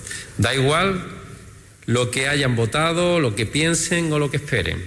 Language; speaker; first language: Spanish; native; Spanish